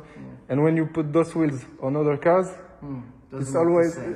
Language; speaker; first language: English; non-native, learner; French